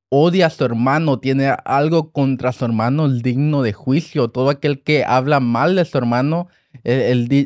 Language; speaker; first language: Spanish; early bilingual, heritage; Spanish